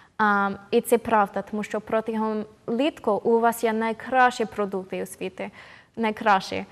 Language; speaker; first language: Ukrainian; non-native, learner; English